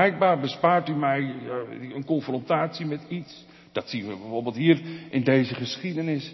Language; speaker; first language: Dutch; native; Dutch